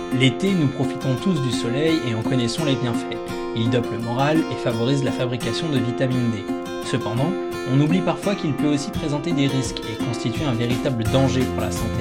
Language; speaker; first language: French; native; French